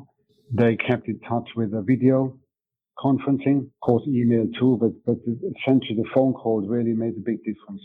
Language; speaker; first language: English; non-native, fluent; German